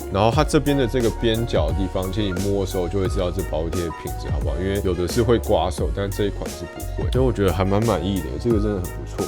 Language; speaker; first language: Chinese; native; Chinese